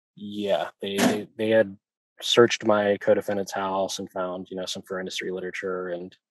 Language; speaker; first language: English; native; English